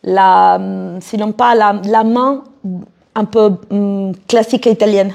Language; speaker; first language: French; non-native, fluent; Italian